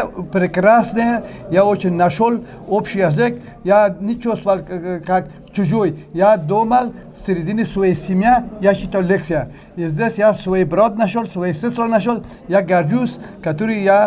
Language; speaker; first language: Russian; non-native, learner; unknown